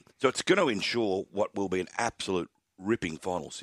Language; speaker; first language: English; native; English